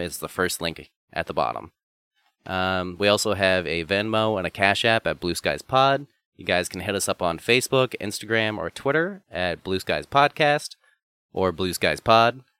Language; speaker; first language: English; native; English